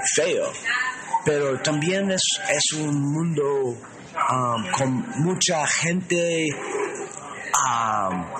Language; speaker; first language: Spanish; non-native, learner; English